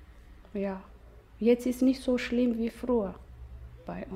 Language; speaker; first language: German; non-native, learner; Somali